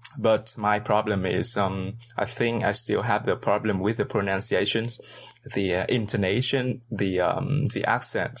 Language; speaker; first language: English; non-native, learner; Vietnamese